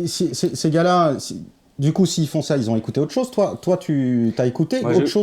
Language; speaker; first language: French; native; French